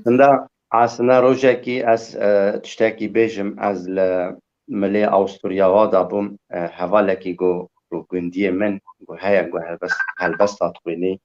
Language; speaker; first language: Kurdish; native; Kurdish